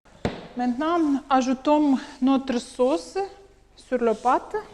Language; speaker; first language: French; non-native, learner; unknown